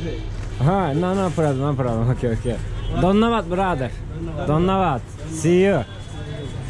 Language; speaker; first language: English; non-native, learner; Turkish